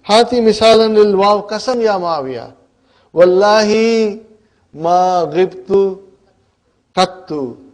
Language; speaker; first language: Arabic; non-native, fluent; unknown